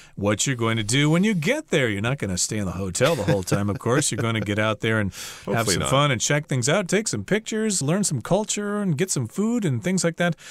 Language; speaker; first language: English; native; English